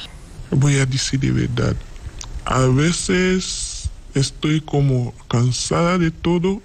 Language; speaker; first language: Spanish; non-native, learner; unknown